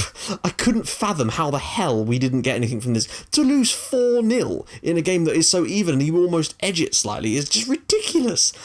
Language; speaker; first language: English; native; English